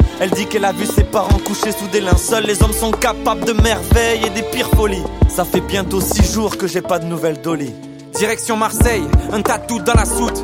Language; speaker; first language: French; native; French